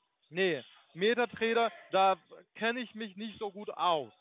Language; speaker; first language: German; non-native, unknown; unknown